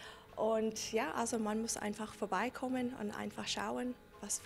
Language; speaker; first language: German; non-native, fluent; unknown